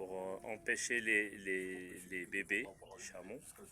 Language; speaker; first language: French; non-native, local second language; Arabic